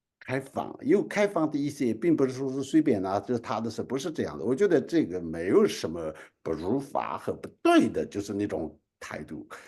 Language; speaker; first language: Chinese; non-native, local second language; Tibetan